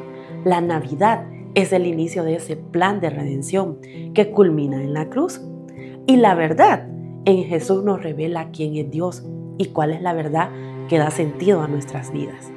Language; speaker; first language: Spanish; native; Spanish